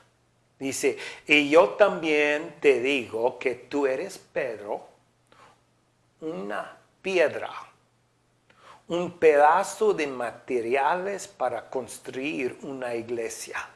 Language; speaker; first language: Spanish; non-native, fluent; English